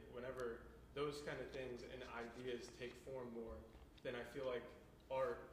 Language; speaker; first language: English; native; English